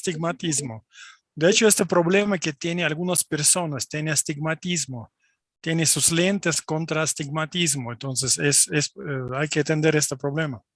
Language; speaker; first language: Spanish; non-native, fluent; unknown